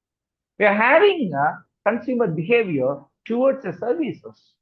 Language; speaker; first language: English; non-native, local second language; Tamil